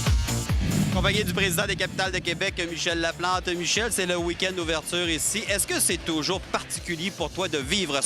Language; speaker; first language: French; native; French